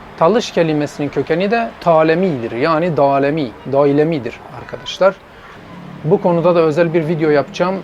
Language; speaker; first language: Turkish; non-native, local second language; Zaza